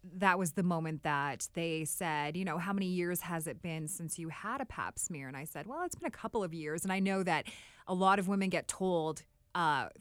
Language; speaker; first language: English; native; English